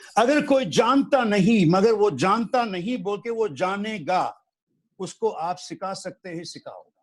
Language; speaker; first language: Hindi; non-native, local second language; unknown